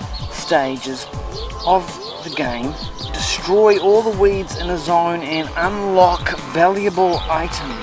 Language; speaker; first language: English; native; English